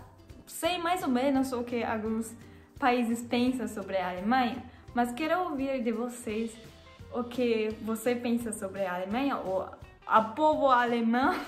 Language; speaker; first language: Portuguese; non-native, learner; German